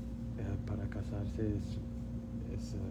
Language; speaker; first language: Spanish; non-native, learner; Pashto